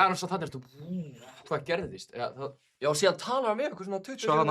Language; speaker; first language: Icelandic; native; Icelandic